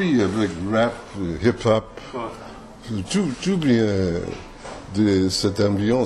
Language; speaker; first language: French; non-native, fluent; English